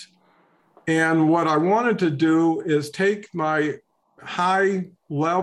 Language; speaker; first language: English; native; English